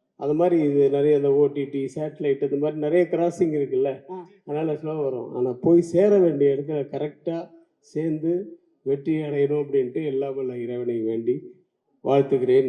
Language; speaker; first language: Tamil; native; Tamil